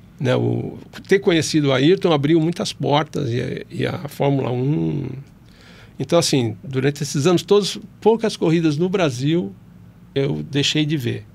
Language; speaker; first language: Portuguese; native; Portuguese